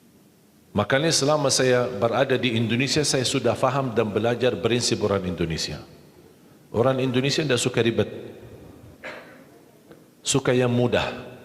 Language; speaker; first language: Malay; non-native, fluent; Arabic